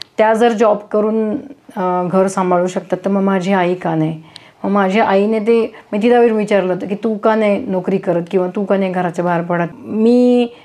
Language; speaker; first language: Marathi; native; Marathi